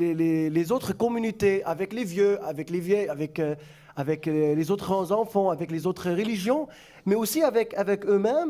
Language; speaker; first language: French; non-native, fluent; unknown